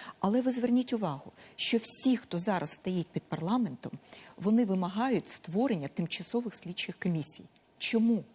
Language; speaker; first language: Ukrainian; non-native, local second language; Russian